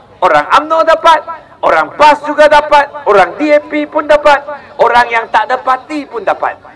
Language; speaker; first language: Malay; non-native, local second language; Chinese